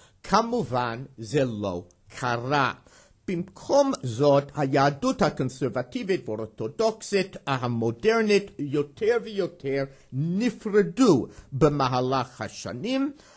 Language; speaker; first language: Hebrew; non-native, fluent; English